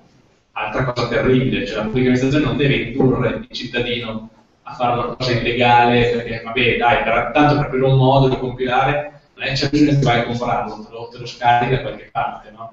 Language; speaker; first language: Italian; native; Italian